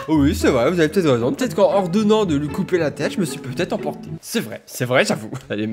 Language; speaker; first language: French; native; French